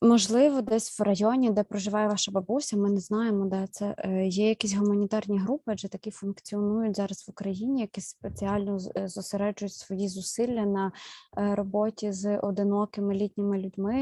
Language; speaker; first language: Ukrainian; native; Ukrainian